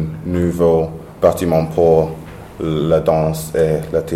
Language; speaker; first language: French; non-native, learner; English